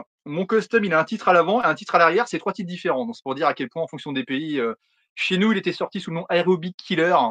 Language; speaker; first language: French; native; French